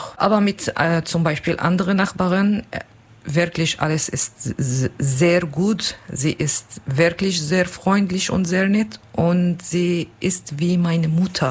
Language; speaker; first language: German; non-native, learner; Kurdish